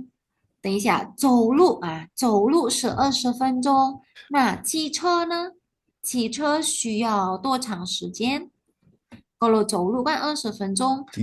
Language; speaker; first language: Chinese; non-native, fluent; Indonesian